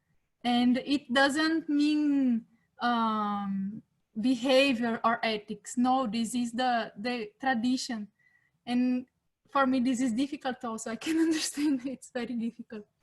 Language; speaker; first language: English; non-native, fluent; Portuguese